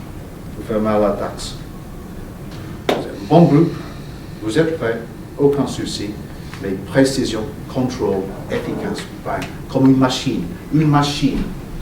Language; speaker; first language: French; non-native, fluent; English